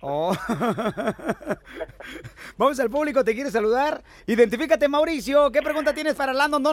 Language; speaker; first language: Spanish; native; Spanish